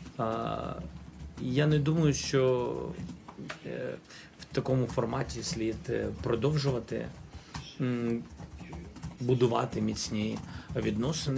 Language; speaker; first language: Ukrainian; non-native, local second language; Russian